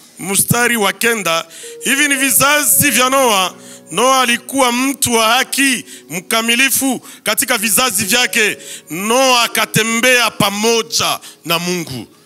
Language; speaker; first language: Swahili; native; Swahili